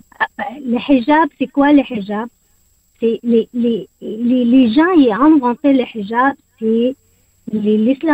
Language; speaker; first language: French; non-native, learner; Arabic